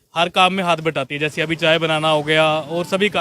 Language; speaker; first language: Hindi; non-native, local second language; Punjabi